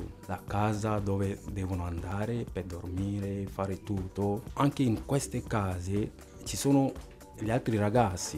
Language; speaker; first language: Italian; non-native, fluent; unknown